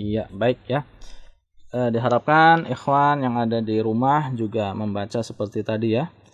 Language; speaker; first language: Indonesian; native; Indonesian